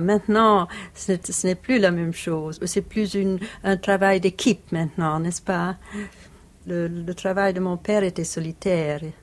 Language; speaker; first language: French; non-native, fluent; Italian